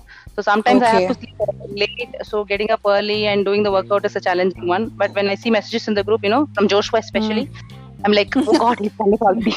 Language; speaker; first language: English; non-native, local second language; Tamil